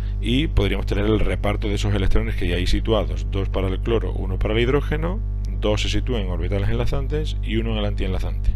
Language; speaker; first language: Spanish; native; Spanish